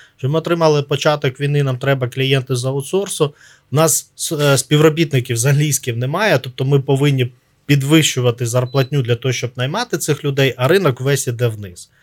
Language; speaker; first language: Ukrainian; non-native, local second language; Russian